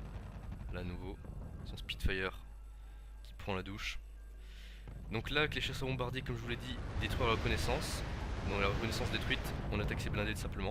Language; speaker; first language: French; native; French